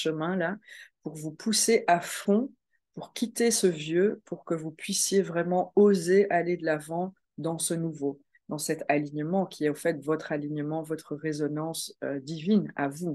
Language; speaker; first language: French; native; French